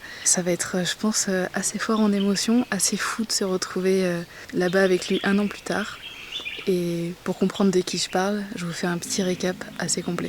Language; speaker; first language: French; native; French